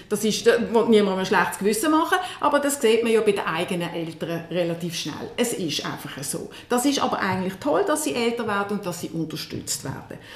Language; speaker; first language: German; native; German